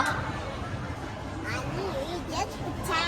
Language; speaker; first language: Korean; early bilingual, heritage; Korean